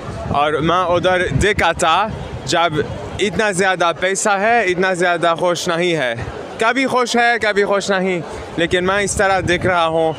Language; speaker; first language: Hindi; non-native, learner; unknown